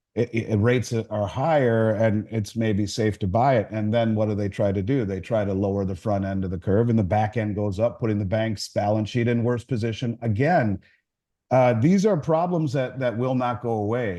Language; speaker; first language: English; native; English